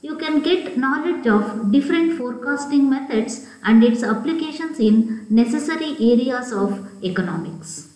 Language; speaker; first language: English; non-native, local second language; Kannada